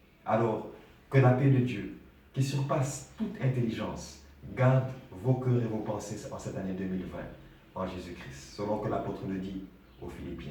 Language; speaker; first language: French; non-native, local second language; Wolof